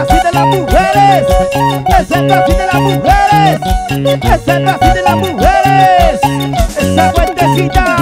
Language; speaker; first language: Spanish; native; Spanish